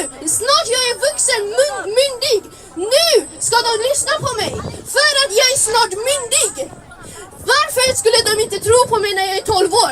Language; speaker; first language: Swedish; early bilingual, other home language; Somali